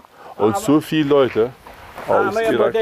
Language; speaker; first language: German; non-native, learner; Kurdish